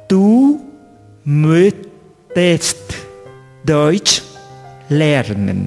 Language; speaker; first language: German; non-native, learner; Vietnamese